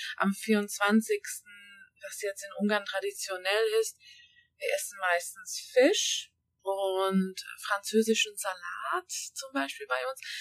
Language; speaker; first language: German; early bilingual, other home language; Hungarian